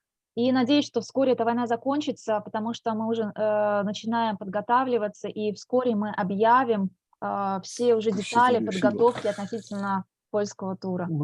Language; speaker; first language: Russian; native; Russian